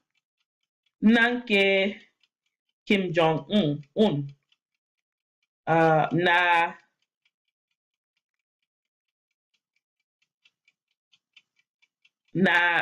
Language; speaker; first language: Igbo; non-native, learner; English